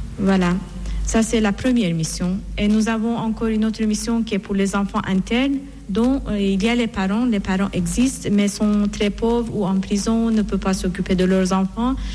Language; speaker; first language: French; non-native, fluent; Persian